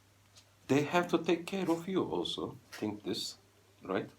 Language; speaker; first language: English; non-native, fluent; Turkish